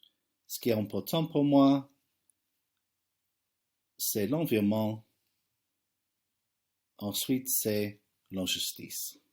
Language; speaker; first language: French; non-native, fluent; English